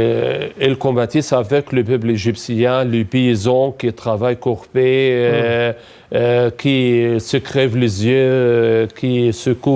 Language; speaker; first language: French; non-native, fluent; Arabic